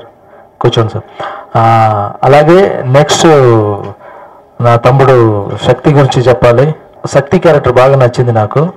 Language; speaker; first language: Telugu; non-native, fluent; Tamil